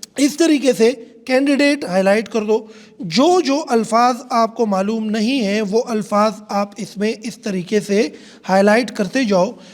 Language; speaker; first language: Urdu; non-native, local second language; Pashto